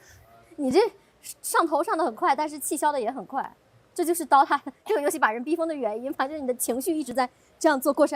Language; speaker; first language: Chinese; native; Chinese